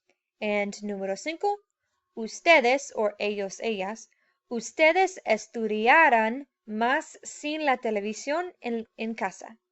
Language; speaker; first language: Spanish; non-native, fluent; English